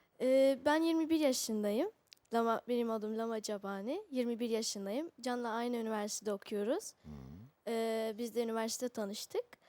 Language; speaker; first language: Turkish; non-native, local second language; Arabic